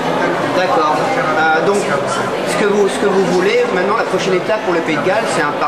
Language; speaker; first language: French; native; French